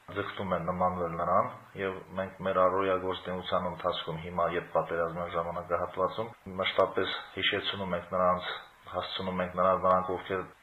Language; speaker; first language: Armenian; native; Armenian